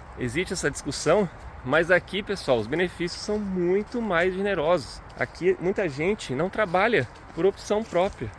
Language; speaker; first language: Portuguese; native; Portuguese